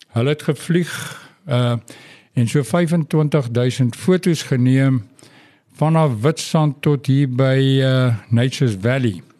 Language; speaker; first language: Afrikaans; non-native, local second language; English